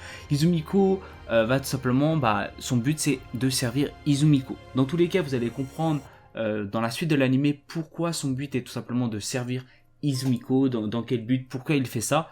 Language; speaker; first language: French; native; French